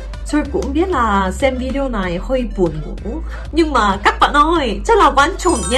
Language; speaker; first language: Vietnamese; non-native, fluent; Korean